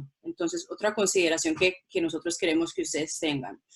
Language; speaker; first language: Spanish; non-native, local second language; English